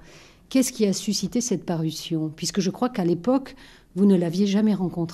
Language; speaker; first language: French; native; French